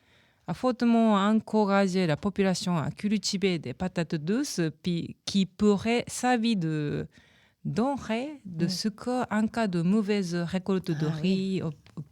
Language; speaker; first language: French; non-native, learner; Japanese